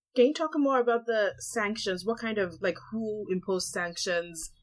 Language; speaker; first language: English; non-native, local second language; Yoruba